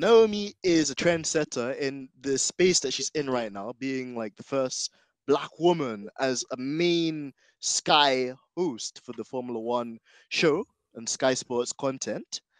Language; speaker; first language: English; native; English